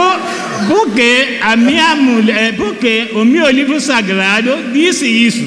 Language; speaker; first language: Portuguese; non-native, fluent; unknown